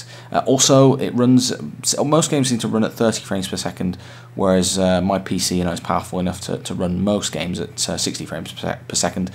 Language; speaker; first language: English; native; English